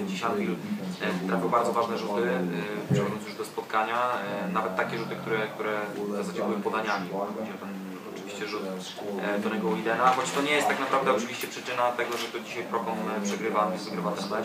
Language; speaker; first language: Polish; native; Polish